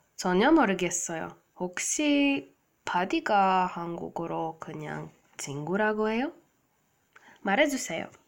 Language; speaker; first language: Korean; non-native, learner; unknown